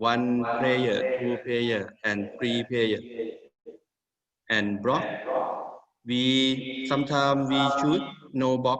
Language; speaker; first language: English; non-native, learner; Thai